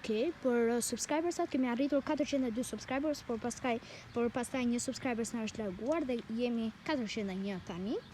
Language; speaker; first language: Albanian; early bilingual, heritage; Albanian